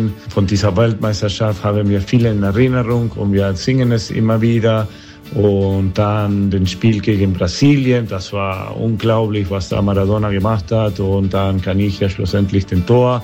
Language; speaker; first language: German; non-native, fluent; Spanish